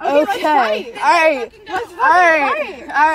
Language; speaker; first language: English; native; English